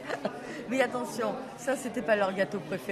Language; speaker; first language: French; native; French